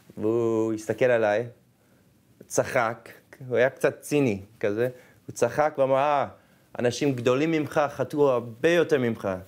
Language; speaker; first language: Hebrew; non-native, fluent; English